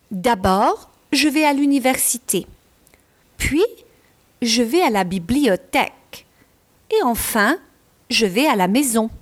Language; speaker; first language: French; non-native, fluent; English